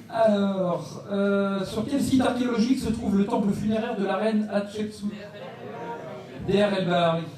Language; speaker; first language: French; native; French